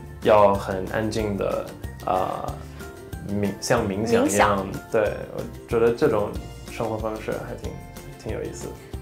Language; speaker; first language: Chinese; non-native, fluent; English